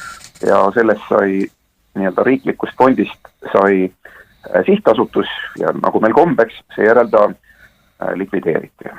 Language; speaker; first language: Estonian; native; Estonian